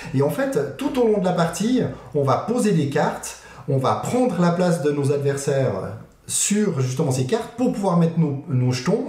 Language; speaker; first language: French; native; French